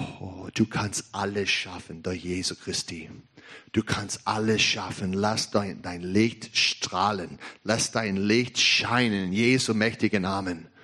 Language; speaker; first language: German; non-native, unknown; English